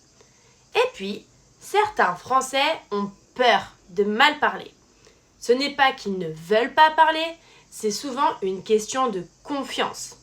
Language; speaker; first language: French; native; French